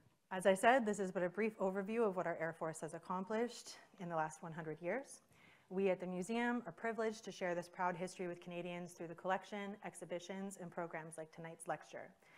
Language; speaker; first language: English; native; English